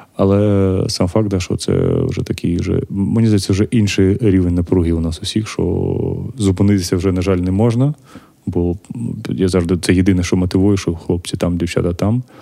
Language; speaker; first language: Ukrainian; native; Ukrainian